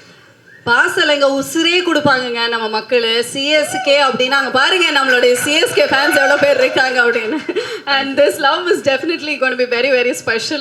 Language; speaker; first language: Tamil; native; Tamil